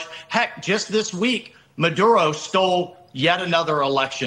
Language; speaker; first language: English; native; English